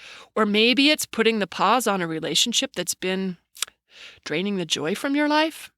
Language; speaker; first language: English; native; English